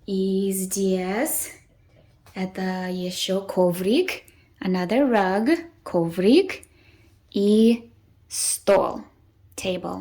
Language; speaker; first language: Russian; early bilingual, heritage; Russian